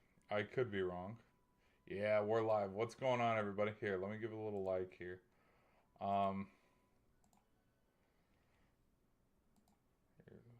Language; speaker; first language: English; native; English